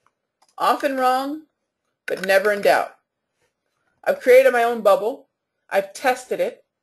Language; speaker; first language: English; native; English